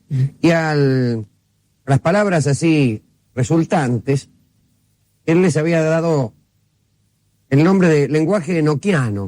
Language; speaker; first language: Spanish; native; Spanish